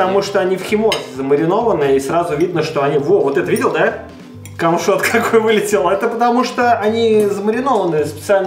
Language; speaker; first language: Russian; native; Russian